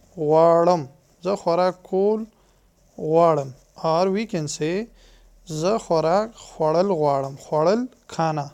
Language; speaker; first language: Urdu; non-native, local second language; Pashto